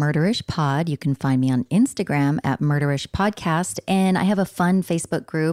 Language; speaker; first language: English; native; English